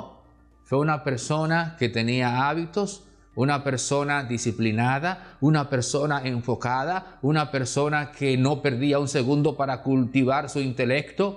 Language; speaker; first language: Spanish; native; Spanish